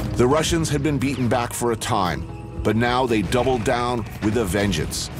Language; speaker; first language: English; native; English